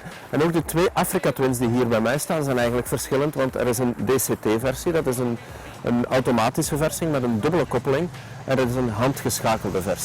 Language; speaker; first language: Dutch; native; Dutch